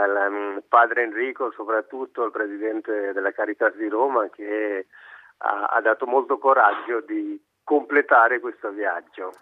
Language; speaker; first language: Italian; non-native, fluent; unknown